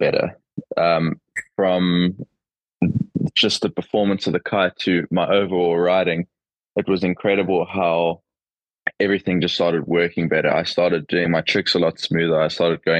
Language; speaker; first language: English; native; English